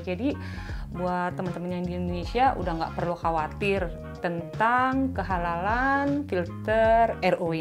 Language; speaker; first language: Indonesian; native; Indonesian